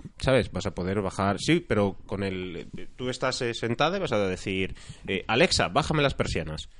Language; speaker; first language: Spanish; native; Spanish